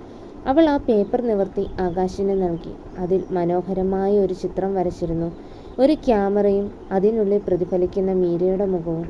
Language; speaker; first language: Malayalam; native; Malayalam